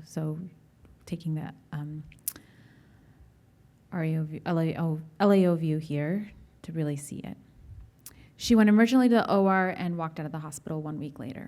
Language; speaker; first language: English; native; English